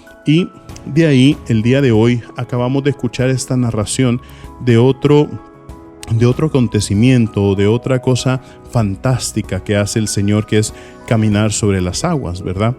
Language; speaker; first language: Spanish; native; Spanish